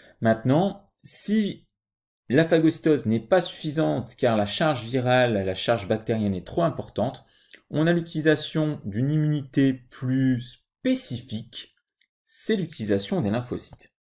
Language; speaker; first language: French; native; French